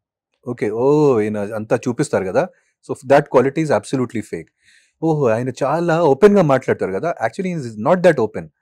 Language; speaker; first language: Telugu; non-native, fluent; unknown